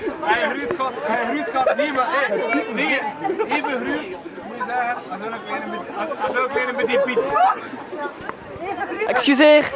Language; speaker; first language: Dutch; non-native, local second language; French